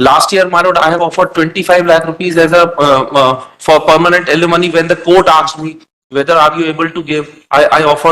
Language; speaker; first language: English; non-native, local second language; Hindi